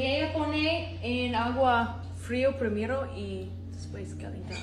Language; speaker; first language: Spanish; non-native, learner; English